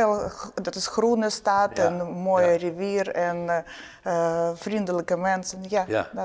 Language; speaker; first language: Dutch; non-native, learner; Ukrainian